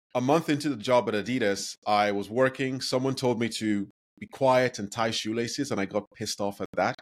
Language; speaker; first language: English; non-native, local second language; Yoruba